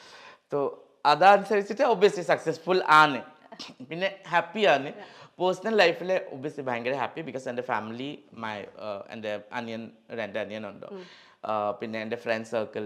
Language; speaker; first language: Malayalam; non-native, learner; Assamese